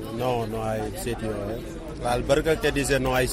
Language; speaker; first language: Spanish; non-native, learner; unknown